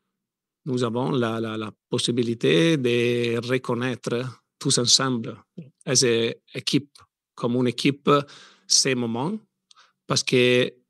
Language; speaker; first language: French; non-native, learner; Italian